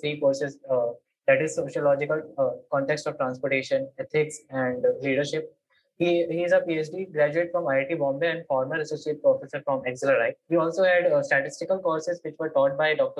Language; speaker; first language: English; non-native, local second language; Hindi